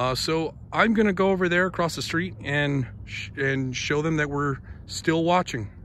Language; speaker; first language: English; early bilingual, other home language; Spanish